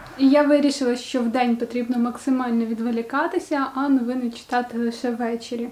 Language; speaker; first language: Ukrainian; native; Ukrainian